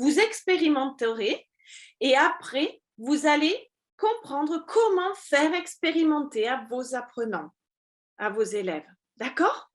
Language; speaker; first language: French; native; French